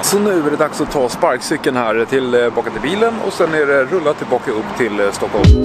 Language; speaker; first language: Swedish; native; Swedish